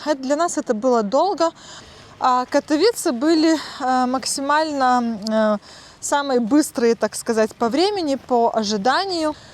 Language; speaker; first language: Russian; native; Russian